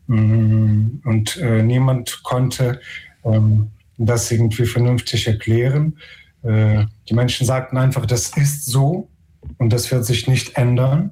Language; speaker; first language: German; non-native, fluent; Ukrainian